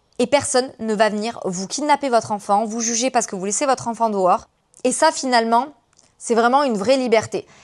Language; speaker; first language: French; native; French